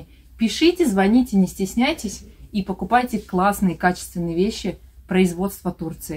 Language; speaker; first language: Russian; native; Russian